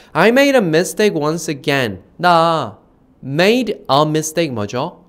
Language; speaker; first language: English; non-native, fluent; Korean